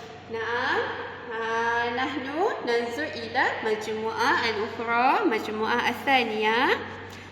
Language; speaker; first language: Arabic; non-native, learner; Malay